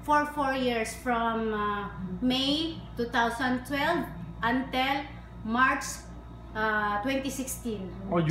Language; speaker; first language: English; non-native, learner; Hiligaynon